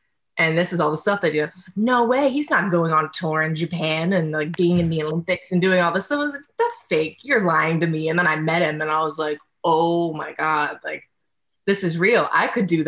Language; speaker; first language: English; native; English